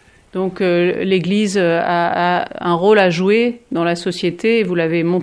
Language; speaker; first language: French; native; French